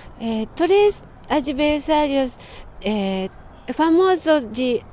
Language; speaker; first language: Portuguese; non-native, fluent; Japanese